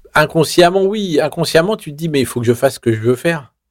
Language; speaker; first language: French; native; French